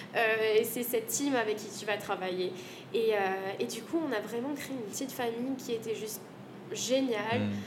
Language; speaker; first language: French; native; French